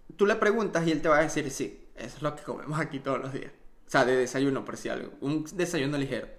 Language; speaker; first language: Spanish; native; Spanish